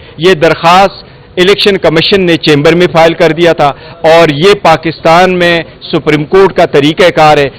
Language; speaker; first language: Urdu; non-native, local second language; Pashto